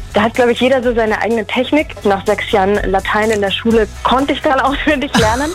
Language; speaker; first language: German; early bilingual, other home language; Hungarian